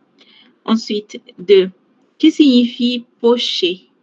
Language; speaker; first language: French; non-native, fluent; Spanish